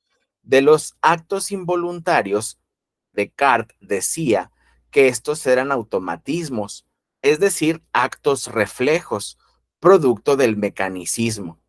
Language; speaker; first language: Spanish; native; Spanish